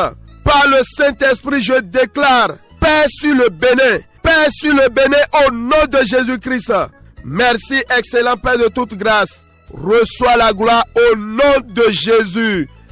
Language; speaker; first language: French; non-native, local second language; Fon